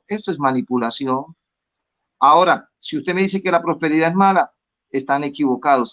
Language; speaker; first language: Spanish; native; Spanish